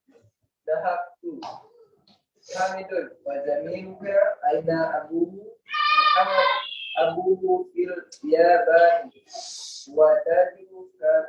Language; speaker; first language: Arabic; non-native, learner; Indonesian